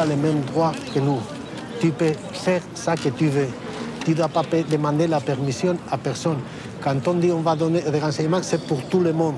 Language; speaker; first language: French; non-native, fluent; Spanish